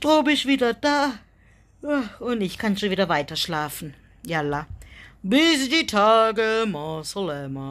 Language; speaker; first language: German; native; German